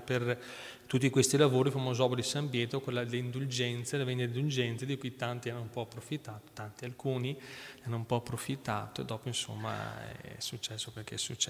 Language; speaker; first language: Italian; native; Italian